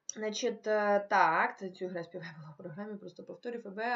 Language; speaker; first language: Ukrainian; non-native, local second language; Russian